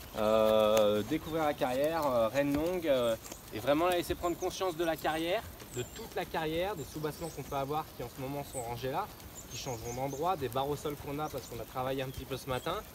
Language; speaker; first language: French; native; French